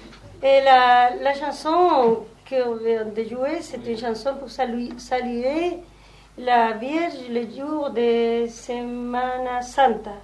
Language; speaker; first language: French; non-native, learner; Spanish